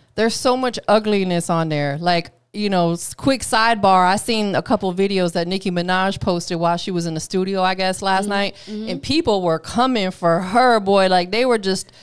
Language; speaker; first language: English; native; English